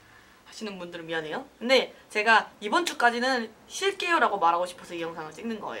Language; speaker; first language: Korean; native; Korean